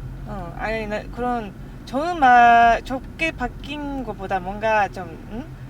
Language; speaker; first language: Korean; non-native, fluent; Japanese